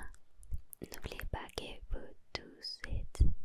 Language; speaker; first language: French; non-native, learner; Spanish